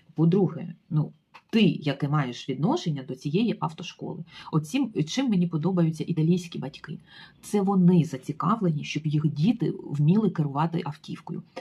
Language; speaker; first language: Ukrainian; native; Ukrainian